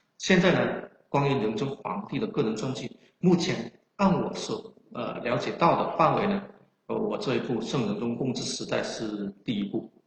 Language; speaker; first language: Chinese; non-native, local second language; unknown